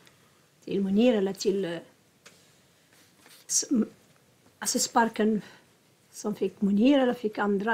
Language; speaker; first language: Swedish; non-native, learner; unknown